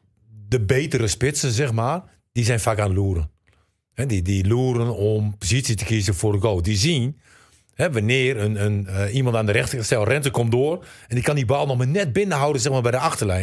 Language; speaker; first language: Dutch; native; Dutch